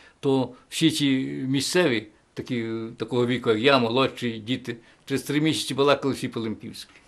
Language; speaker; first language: Ukrainian; native; Ukrainian